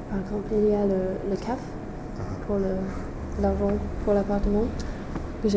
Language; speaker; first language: French; non-native, fluent; English